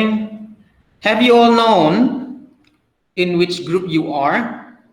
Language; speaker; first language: English; non-native, fluent; Indonesian